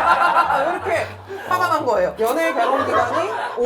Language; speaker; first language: Korean; native; Korean